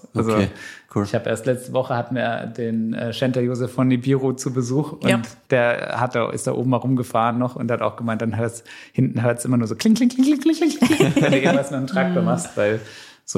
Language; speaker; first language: German; native; German